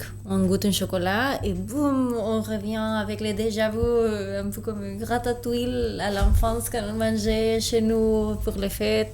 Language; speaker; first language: French; non-native, fluent; Spanish